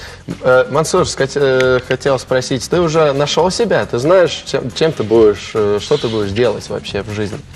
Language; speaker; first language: Russian; non-native, local second language; Latvian